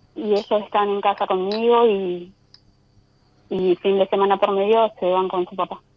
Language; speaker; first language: Spanish; native; Spanish